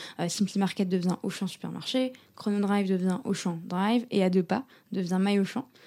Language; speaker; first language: French; native; French